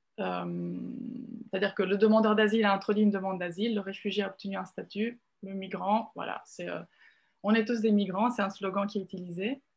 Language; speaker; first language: French; non-native, fluent; Italian